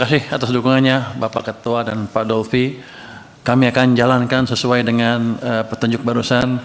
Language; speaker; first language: Indonesian; native; Indonesian